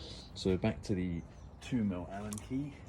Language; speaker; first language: English; native; English